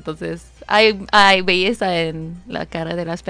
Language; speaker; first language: Spanish; non-native, fluent; English